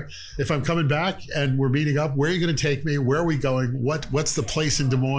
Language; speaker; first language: English; native; English